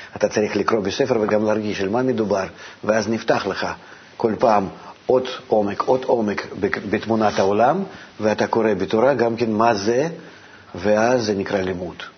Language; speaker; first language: Hebrew; non-native, fluent; Russian